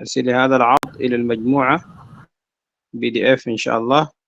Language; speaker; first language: Arabic; non-native, fluent; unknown